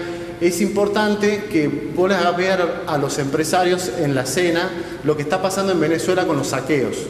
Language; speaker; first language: Spanish; native; Spanish